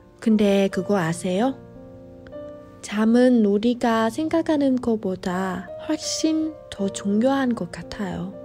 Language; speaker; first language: Korean; non-native, fluent; Vietnamese